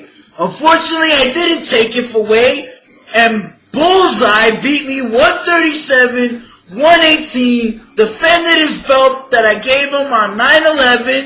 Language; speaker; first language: English; native; English